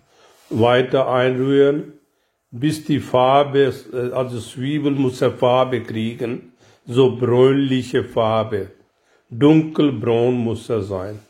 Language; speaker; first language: German; non-native, learner; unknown